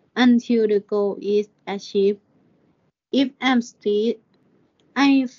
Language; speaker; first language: English; non-native, learner; Thai